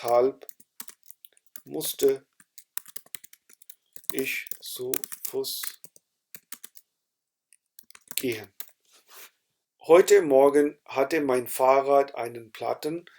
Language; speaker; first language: German; non-native, fluent; Urdu